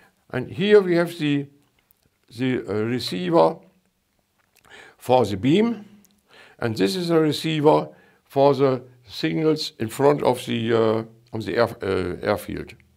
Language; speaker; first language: English; non-native, learner; German